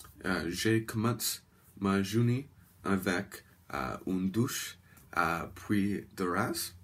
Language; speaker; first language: French; non-native, learner; English